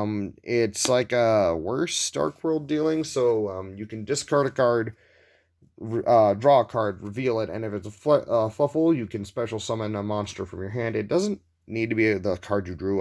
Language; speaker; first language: English; native; English